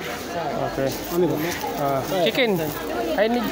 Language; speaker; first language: English; non-native, learner; Filipino